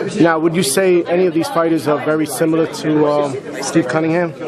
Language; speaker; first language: English; native; English